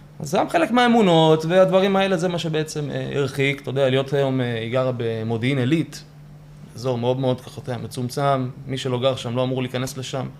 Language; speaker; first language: Hebrew; early bilingual, other home language; Russian